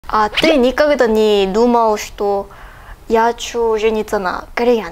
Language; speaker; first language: Russian; non-native, learner; Korean